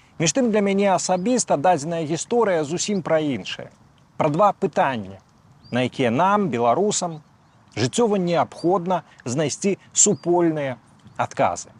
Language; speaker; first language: Belarusian; native; Belarusian